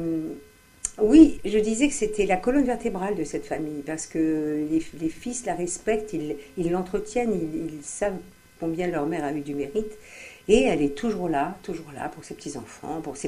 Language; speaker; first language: French; native; French